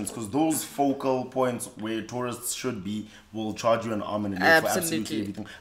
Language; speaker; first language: English; non-native, local second language; Xhosa